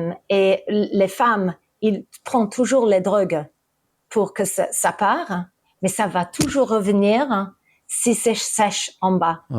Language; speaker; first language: French; early bilingual, heritage; English